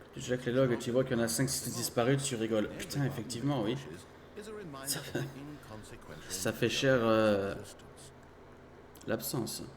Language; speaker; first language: French; native; French